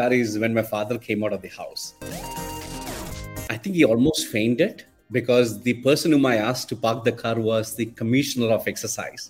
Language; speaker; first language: English; non-native, local second language; Malayalam